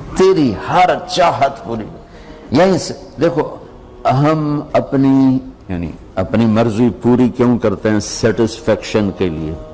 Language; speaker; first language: Urdu; non-native, local second language; Punjabi